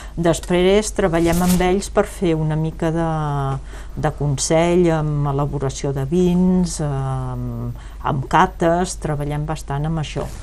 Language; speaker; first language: Catalan; non-native, local second language; French